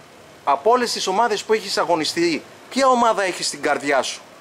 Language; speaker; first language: Greek; native; Greek